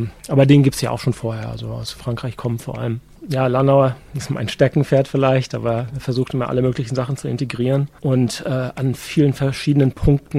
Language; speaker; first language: German; native; German